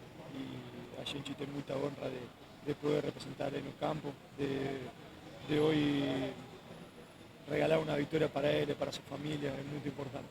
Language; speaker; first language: Portuguese; non-native, fluent; Spanish